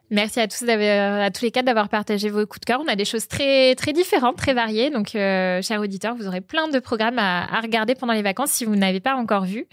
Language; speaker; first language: French; native; French